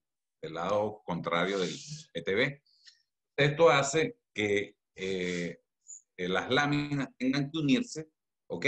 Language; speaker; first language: Spanish; native; Spanish